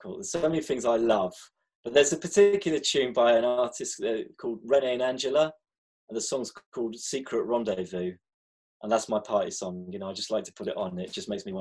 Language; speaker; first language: English; native; English